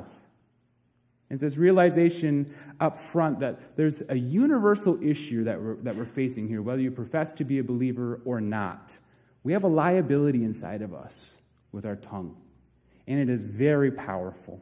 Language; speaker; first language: English; native; English